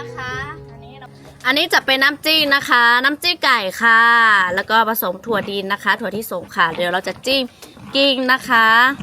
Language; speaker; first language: Thai; non-native, local second language; Lahu